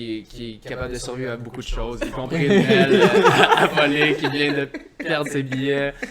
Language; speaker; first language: French; native; French